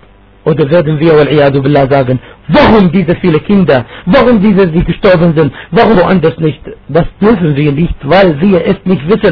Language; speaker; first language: German; non-native, fluent; Arabic